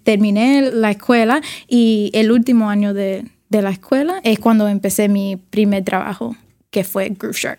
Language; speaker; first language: Spanish; early bilingual, other home language; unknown